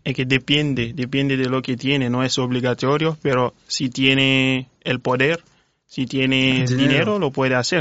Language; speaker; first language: Spanish; non-native, fluent; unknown